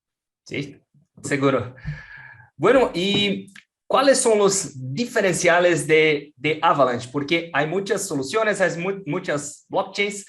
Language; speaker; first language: Spanish; non-native, fluent; Portuguese